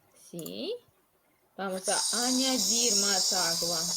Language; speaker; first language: Spanish; non-native, fluent; Russian